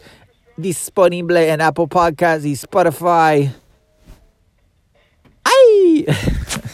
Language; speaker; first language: Spanish; non-native, fluent; English